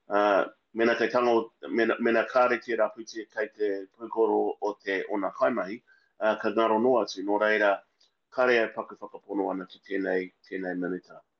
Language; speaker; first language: Māori; non-native, local second language; English